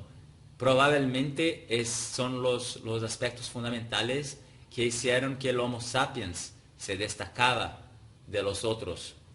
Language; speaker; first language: Spanish; non-native, fluent; Portuguese